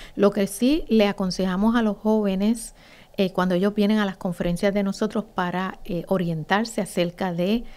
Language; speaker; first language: Spanish; native; Spanish